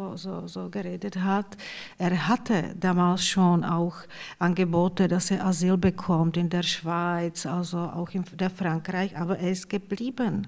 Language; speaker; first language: German; non-native, fluent; Czech